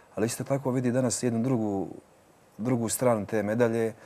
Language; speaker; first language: Croatian; native; Croatian